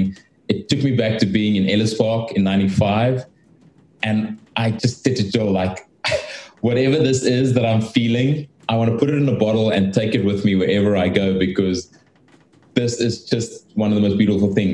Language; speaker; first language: English; native; English